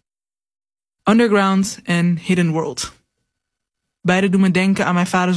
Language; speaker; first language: Dutch; native; Dutch